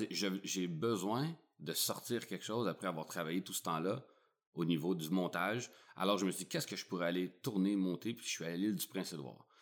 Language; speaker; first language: French; native; French